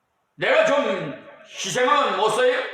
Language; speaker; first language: Korean; native; Korean